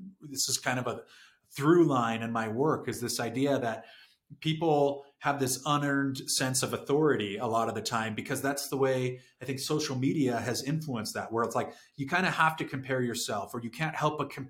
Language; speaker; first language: English; native; English